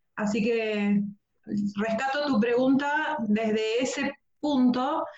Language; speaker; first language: Spanish; native; Spanish